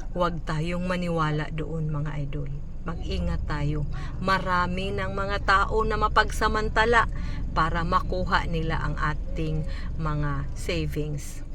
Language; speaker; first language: Filipino; non-native, local second language; Cebuano